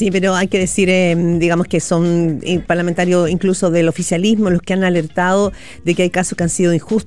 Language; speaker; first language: Spanish; native; Spanish